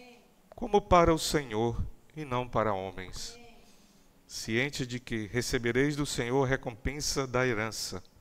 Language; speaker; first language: Portuguese; native; Portuguese